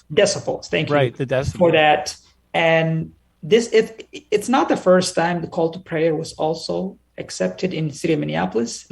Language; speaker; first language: English; early bilingual, other home language; Somali